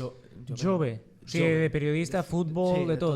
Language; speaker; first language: Catalan; native; Catalan